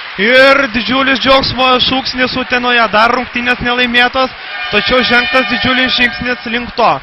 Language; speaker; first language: Lithuanian; native; Lithuanian